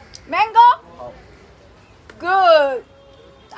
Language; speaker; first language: English; non-native, learner; Korean